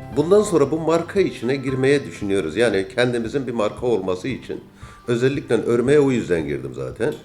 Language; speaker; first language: Turkish; native; Turkish